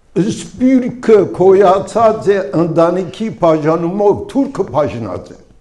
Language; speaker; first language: Armenian; early bilingual, heritage; Armenian